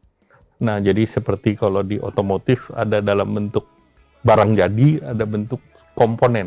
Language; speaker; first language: Indonesian; native; Indonesian